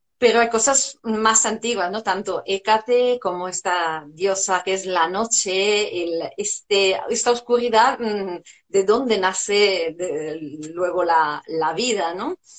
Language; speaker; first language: Spanish; non-native, fluent; Italian